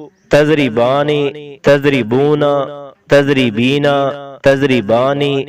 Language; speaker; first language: Arabic; non-native, fluent; Urdu